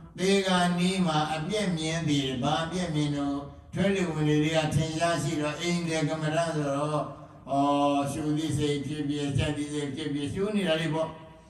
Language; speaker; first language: Burmese; native; Burmese